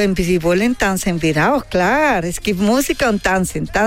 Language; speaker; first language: German; non-native, learner; Spanish